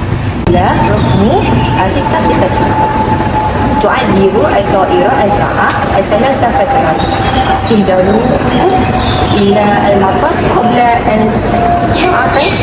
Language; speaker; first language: Arabic; non-native, learner; Malay